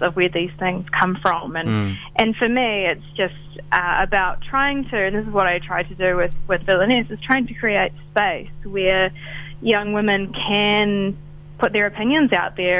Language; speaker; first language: English; native; English